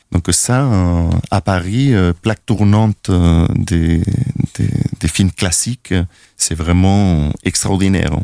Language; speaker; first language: French; non-native, fluent; Spanish